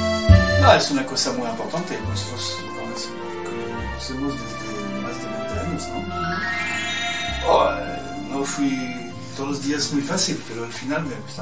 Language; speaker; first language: Spanish; non-native, fluent; French